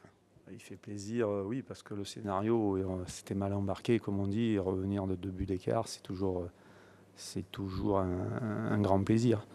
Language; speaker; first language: French; native; French